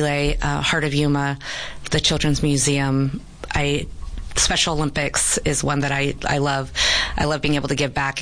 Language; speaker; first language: English; native; English